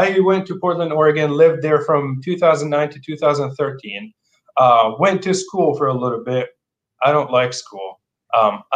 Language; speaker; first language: English; non-native, fluent; Arabic